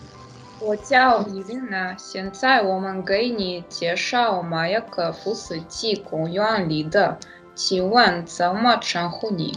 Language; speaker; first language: Chinese; non-native, learner; Russian